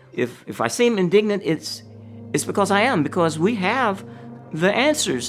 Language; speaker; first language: English; native; English